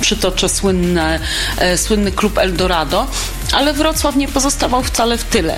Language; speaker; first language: Polish; native; Polish